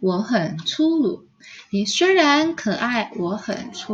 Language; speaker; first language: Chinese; non-native, fluent; Indonesian